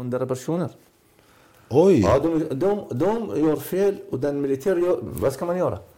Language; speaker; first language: Swedish; non-native, learner; Arabic